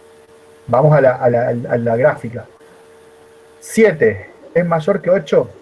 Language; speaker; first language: Spanish; native; Spanish